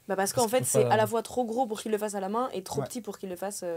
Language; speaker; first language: French; native; French